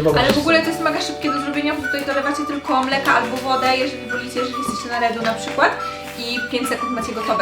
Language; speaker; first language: Polish; native; Polish